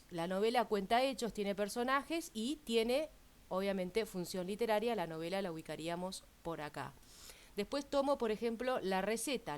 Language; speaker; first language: Spanish; native; Spanish